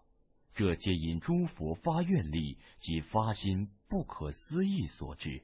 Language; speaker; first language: Chinese; native; Chinese